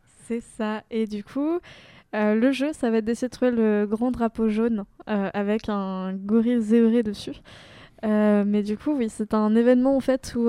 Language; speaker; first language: French; non-native, fluent; English